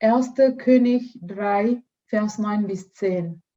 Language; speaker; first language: German; non-native, learner; Indonesian